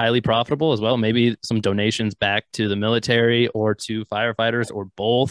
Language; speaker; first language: English; native; English